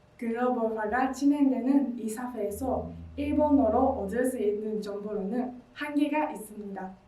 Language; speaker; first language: Korean; non-native, learner; Japanese